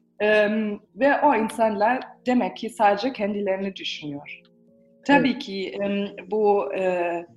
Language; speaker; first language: Turkish; early bilingual, heritage; Turkish